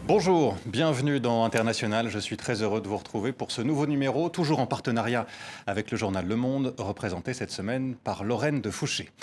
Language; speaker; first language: French; native; French